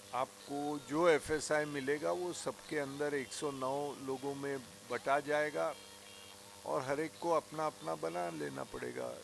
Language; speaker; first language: Hindi; non-native, local second language; Marathi